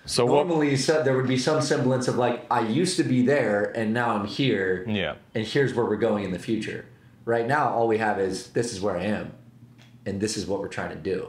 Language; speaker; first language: English; native; English